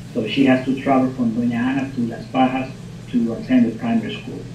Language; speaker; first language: English; non-native, fluent; Spanish